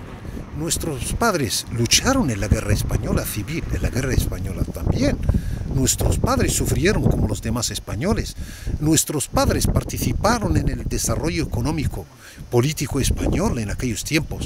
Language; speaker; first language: Spanish; non-native, local second language; Arabic